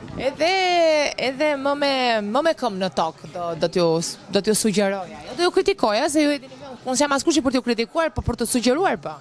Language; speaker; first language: Albanian; native; Albanian